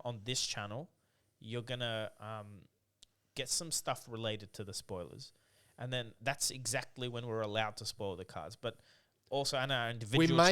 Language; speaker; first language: English; native; English